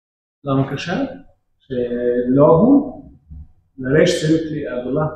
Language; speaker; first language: Hebrew; non-native, fluent; Russian